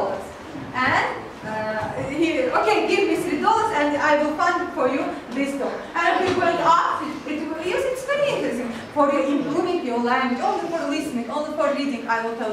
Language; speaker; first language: English; non-native, learner; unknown